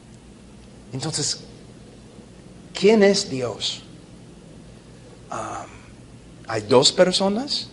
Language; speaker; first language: Spanish; non-native, fluent; English